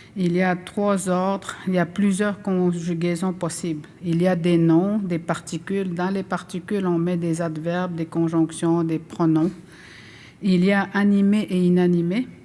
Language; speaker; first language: French; non-native, local second language; Innu-aimun